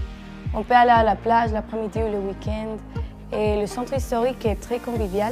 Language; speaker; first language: French; non-native, fluent; Spanish